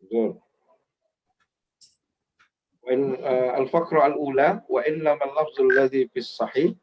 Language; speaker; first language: Arabic; non-native, fluent; Indonesian